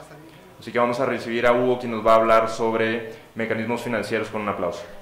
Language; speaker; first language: Spanish; native; Spanish